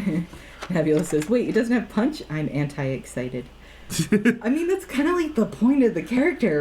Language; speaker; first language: English; native; English